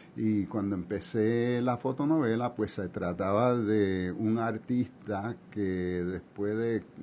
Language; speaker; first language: Spanish; early bilingual, heritage; Spanish